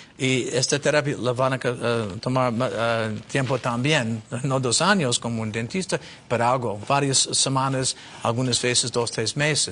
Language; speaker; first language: Spanish; non-native, learner; English